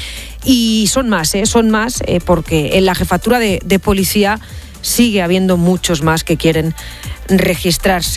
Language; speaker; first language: Spanish; native; Spanish